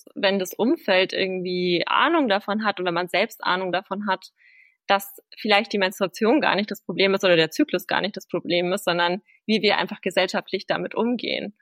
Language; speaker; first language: German; native; German